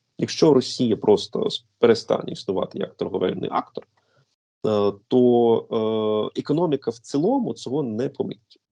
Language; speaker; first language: Ukrainian; native; Ukrainian